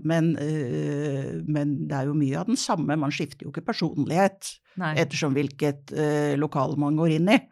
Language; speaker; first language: Norwegian; native; Norwegian